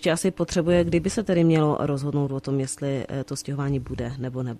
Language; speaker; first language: Czech; native; Czech